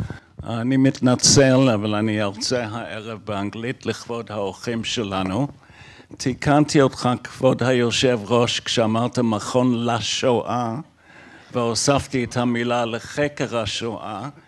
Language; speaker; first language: Hebrew; non-native, fluent; English